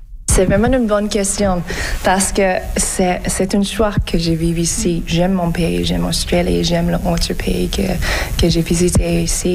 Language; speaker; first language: French; non-native, learner; English